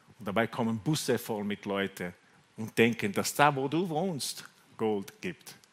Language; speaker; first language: German; non-native, fluent; Italian